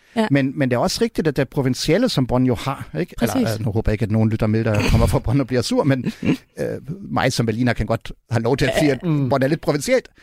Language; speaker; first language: Danish; non-native, fluent; German